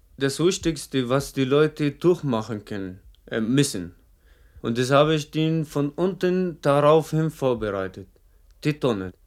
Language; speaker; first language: German; non-native, fluent; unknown